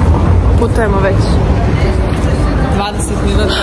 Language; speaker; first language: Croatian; non-native, learner; Russian